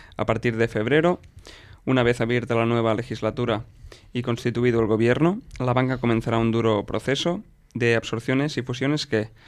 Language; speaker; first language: Spanish; non-native, local second language; Catalan